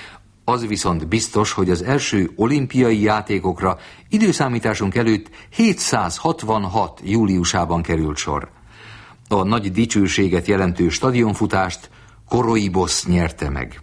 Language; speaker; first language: Hungarian; native; Hungarian